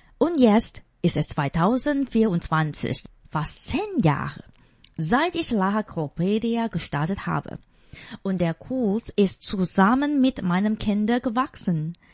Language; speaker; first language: German; non-native, fluent; Chinese